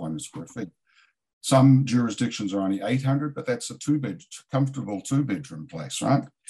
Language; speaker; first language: English; native; English